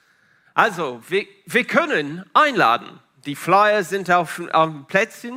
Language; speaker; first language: German; non-native, fluent; Italian